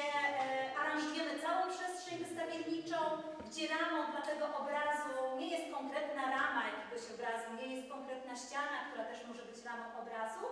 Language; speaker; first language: Polish; native; Polish